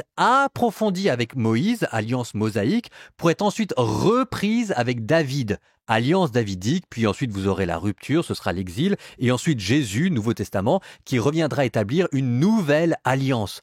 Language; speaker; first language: French; native; French